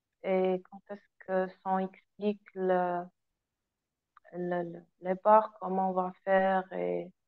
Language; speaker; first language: French; non-native, learner; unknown